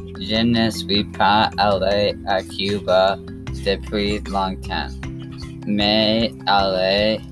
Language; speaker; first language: French; non-native, learner; English